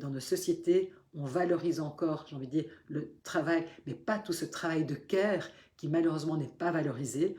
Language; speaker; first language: French; native; French